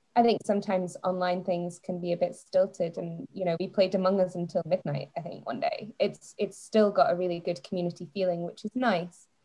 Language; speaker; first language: English; native; English